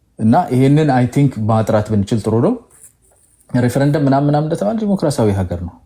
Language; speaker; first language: Amharic; non-native, local second language; Oromo